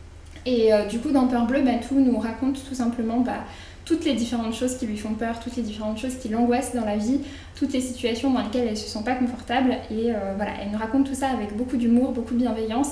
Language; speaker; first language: French; native; French